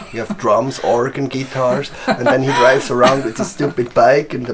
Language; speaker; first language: English; non-native, fluent; Swiss German